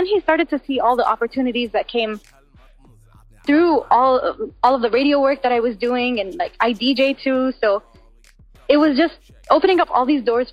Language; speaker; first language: English; non-native, fluent; Arabic